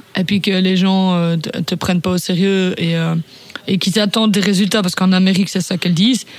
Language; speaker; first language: French; native; French